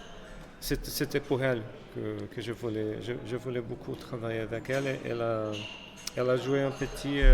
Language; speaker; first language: French; non-native, fluent; Portuguese